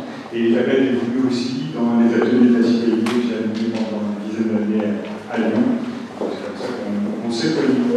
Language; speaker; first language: French; native; French